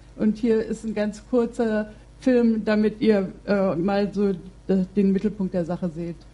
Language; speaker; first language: German; native; German